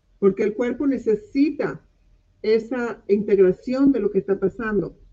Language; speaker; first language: Spanish; non-native, local second language; English